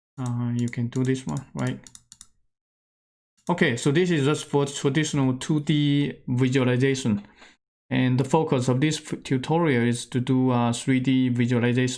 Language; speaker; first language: English; non-native, fluent; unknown